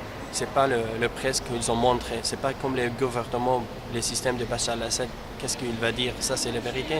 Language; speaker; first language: French; non-native, learner; Kurdish